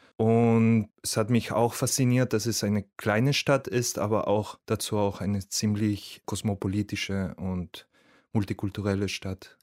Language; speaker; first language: German; non-native, fluent; Spanish